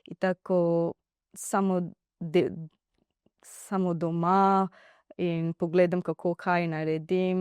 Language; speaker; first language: Slovenian; non-native, learner; Divehi